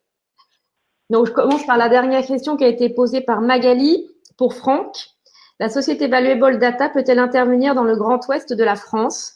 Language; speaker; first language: French; native; French